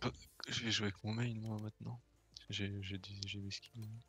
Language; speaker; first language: French; native; French